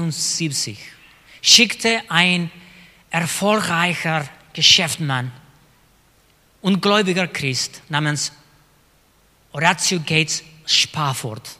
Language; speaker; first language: German; non-native, fluent; Spanish